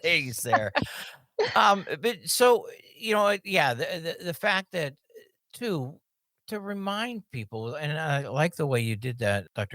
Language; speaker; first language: English; native; English